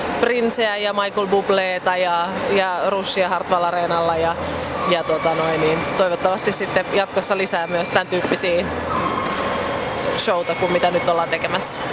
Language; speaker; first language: Finnish; native; Finnish